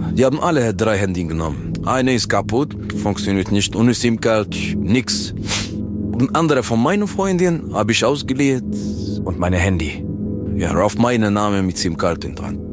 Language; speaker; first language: German; non-native, learner; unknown